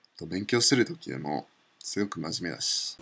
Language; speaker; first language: Japanese; non-native, fluent; English